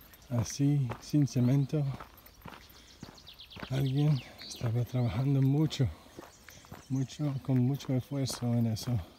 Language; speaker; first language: Spanish; non-native, learner; English